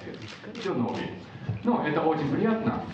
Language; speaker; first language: Russian; non-native, learner; Japanese